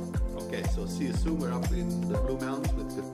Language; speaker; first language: English; native; English